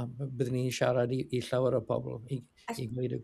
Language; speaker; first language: Welsh; non-native, learner; English